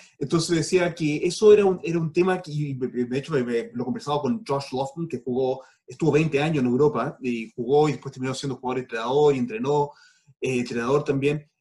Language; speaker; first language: Spanish; early bilingual, heritage; Spanish